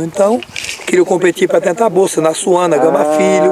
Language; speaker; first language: Portuguese; native; Portuguese